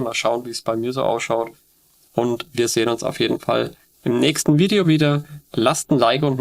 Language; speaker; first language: German; native; German